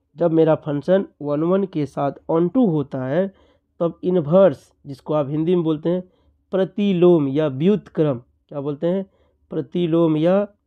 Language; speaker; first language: Hindi; native; Hindi